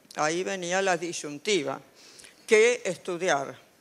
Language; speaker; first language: Spanish; native; Spanish